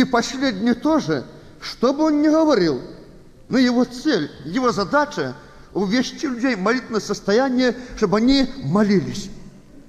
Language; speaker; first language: Russian; native; Russian